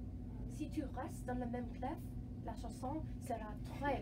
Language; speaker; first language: French; non-native, learner; English